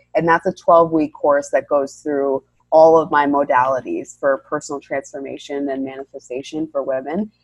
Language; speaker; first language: English; native; English